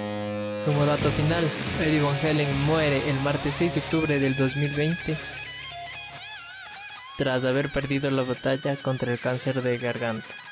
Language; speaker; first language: Spanish; native; Spanish